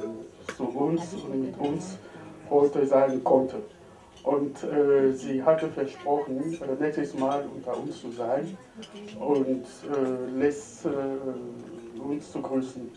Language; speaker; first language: German; non-native, fluent; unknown